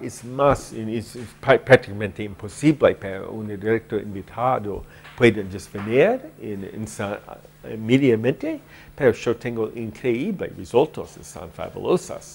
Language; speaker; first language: Spanish; non-native, learner; English